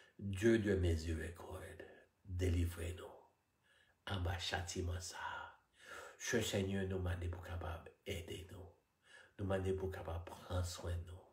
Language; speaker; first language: Haitian Creole; non-native, fluent; English